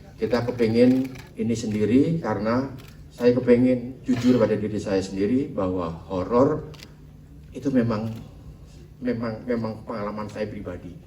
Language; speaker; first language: Indonesian; native; Indonesian